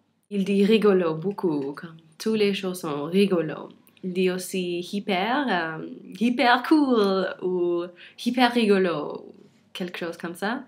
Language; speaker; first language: French; non-native, local second language; English